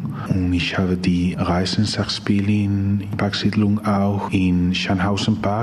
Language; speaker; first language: German; non-native, learner; Spanish